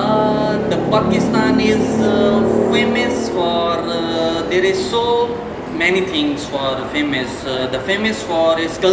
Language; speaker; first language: English; non-native, fluent; Urdu